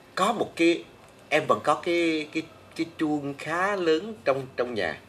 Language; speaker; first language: Vietnamese; native; Vietnamese